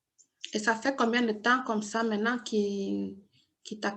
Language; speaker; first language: French; native; French